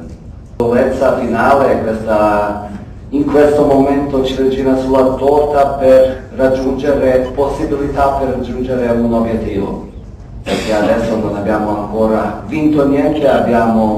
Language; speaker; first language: Italian; non-native, fluent; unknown